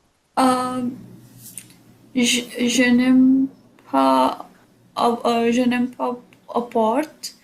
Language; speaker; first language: French; non-native, learner; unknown